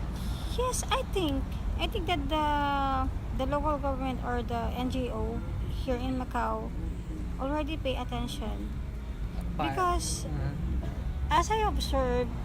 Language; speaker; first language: English; non-native, learner; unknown